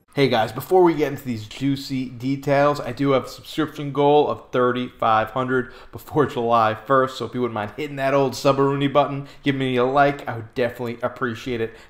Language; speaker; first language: English; native; English